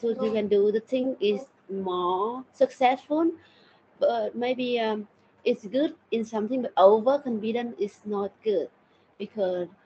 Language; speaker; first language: English; non-native, learner; Thai